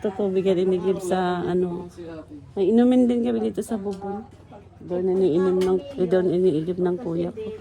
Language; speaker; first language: Filipino; non-native, local second language; Waray